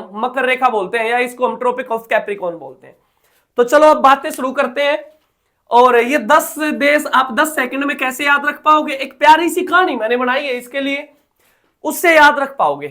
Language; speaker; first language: Hindi; native; Hindi